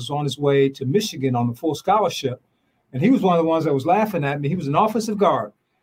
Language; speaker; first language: English; early bilingual, other home language; Spanish